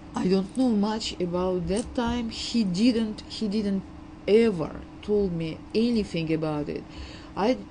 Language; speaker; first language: English; non-native, fluent; Uzbek